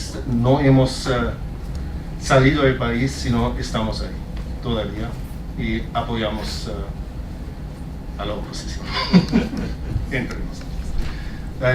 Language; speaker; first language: Spanish; non-native, fluent; German